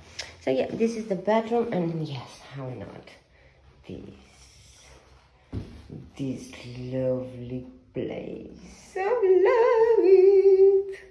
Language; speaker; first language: English; non-native, fluent; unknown